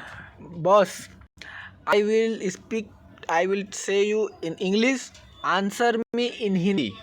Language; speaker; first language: English; non-native, learner; Hindi